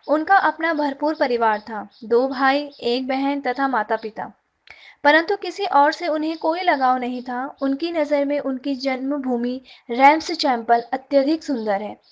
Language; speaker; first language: Hindi; native; Hindi